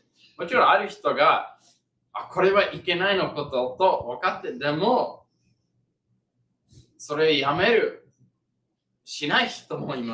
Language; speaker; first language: Japanese; non-native, learner; English